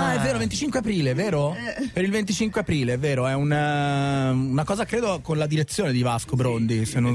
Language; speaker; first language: Italian; native; Italian